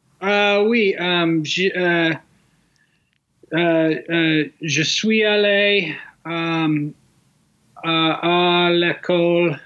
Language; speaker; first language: French; non-native, learner; English